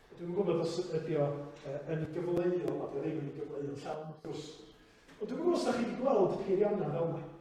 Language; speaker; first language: Welsh; native; Welsh